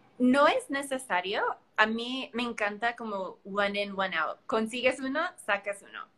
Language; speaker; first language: Spanish; early bilingual, heritage; Spanish